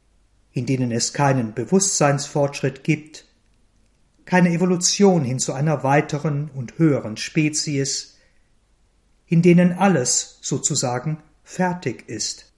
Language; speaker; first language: German; native; German